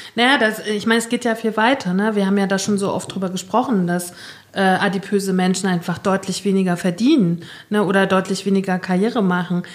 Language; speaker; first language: German; native; German